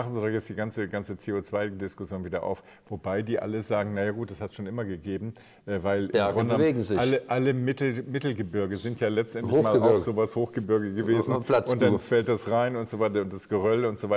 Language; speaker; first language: German; native; German